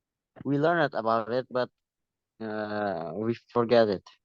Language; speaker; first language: English; non-native, learner; Vietnamese